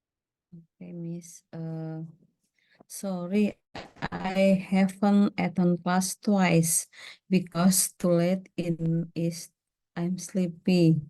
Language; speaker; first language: English; non-native, learner; Indonesian